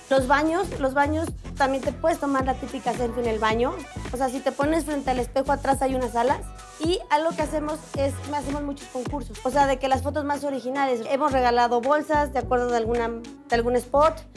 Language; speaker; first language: Spanish; native; Spanish